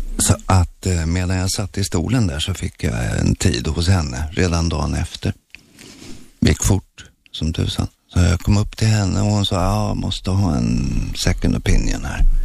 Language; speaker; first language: Swedish; native; Swedish